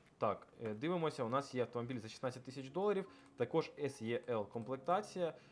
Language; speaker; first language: Ukrainian; non-native, local second language; Russian